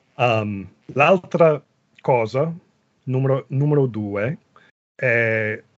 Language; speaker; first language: Italian; non-native, fluent; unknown